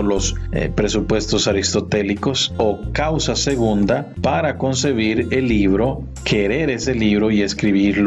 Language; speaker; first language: Spanish; native; Spanish